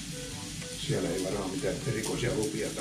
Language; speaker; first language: Finnish; native; Finnish